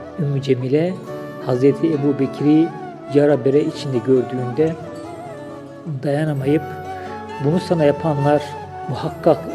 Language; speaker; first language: Turkish; native; Turkish